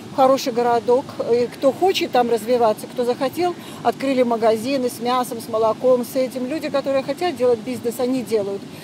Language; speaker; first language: Russian; native; Russian